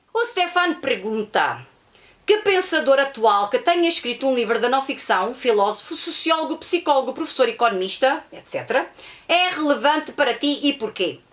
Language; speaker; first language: Portuguese; native; Portuguese